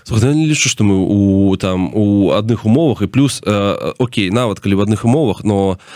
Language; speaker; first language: Belarusian; non-native, local second language; Russian